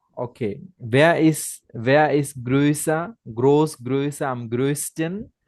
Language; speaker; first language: German; non-native, fluent; Bangla